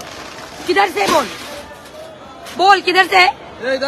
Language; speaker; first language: Hindi; non-native, local second language; Marathi